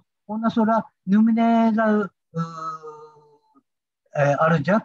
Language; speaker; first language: Turkish; non-native, learner; Japanese